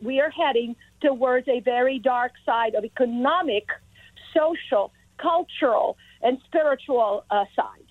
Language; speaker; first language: English; non-native, fluent; Serbian